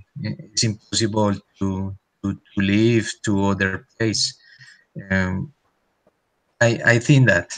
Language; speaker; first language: English; non-native, learner; Spanish